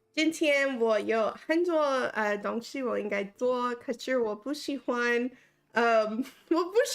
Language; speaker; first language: Chinese; non-native, learner; English